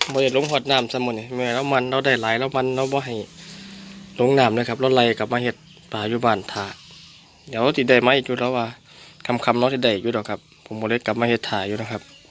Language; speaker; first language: Thai; native; Thai